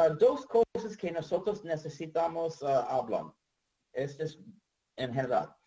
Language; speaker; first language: Spanish; non-native, learner; English